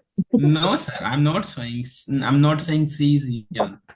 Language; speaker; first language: English; non-native, learner; Hindi